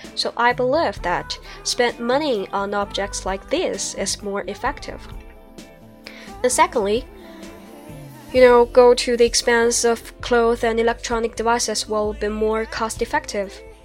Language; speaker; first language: English; non-native, fluent; Chinese